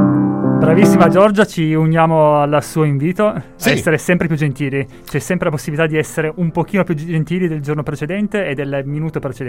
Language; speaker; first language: Italian; native; Italian